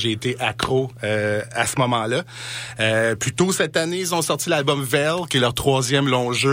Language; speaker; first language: French; native; French